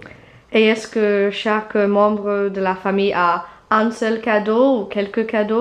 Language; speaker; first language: French; non-native, fluent; English